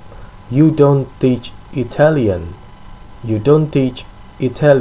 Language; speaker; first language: English; non-native, fluent; Indonesian